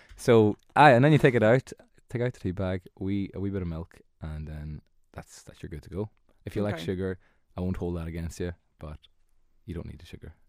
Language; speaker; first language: English; native; English